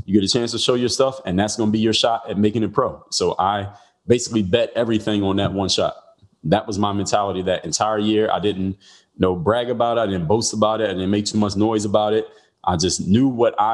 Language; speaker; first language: English; native; English